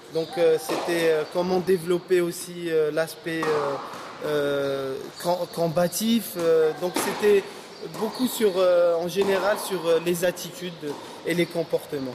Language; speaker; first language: French; non-native, local second language; Arabic